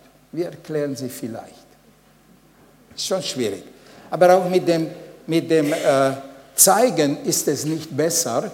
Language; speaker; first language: German; non-native, fluent; Hungarian